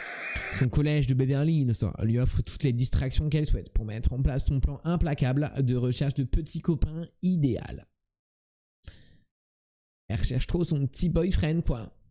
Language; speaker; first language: French; native; French